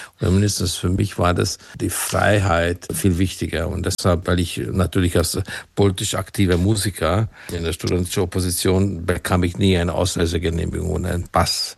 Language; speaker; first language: German; non-native, fluent; Hungarian